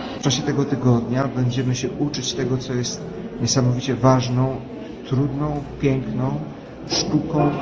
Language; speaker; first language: Polish; native; Polish